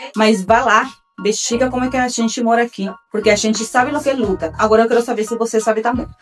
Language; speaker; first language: Portuguese; non-native, fluent; Spanish